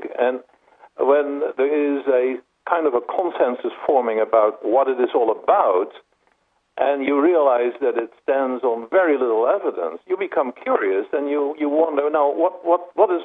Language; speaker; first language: English; non-native, fluent; Dutch